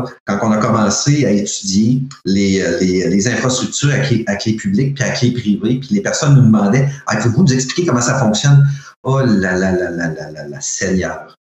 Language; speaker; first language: French; native; French